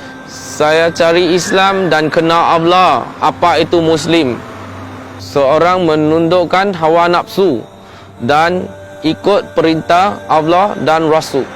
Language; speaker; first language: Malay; non-native, local second language; Chinese